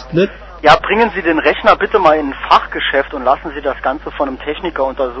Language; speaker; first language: German; native; German